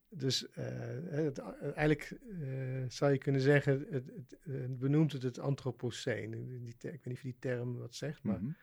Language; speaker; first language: Dutch; native; Dutch